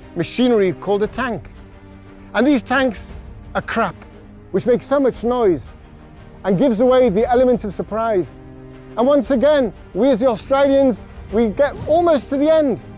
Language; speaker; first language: English; native; English